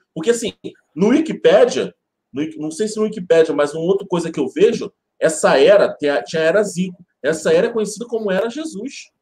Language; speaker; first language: Portuguese; native; Portuguese